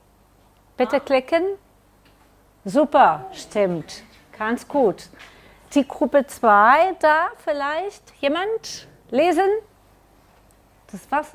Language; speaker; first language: German; non-native, learner; Catalan